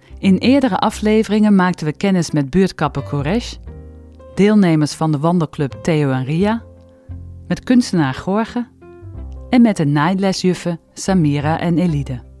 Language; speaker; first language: Dutch; native; Dutch